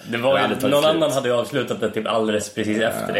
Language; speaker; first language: Swedish; native; Swedish